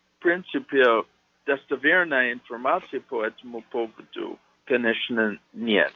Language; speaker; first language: Russian; non-native, fluent; English